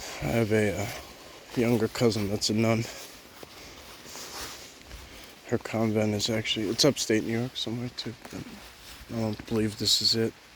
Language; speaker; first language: English; native; English